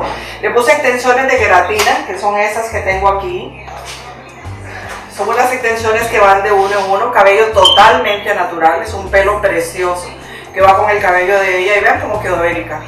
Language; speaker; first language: Spanish; native; Spanish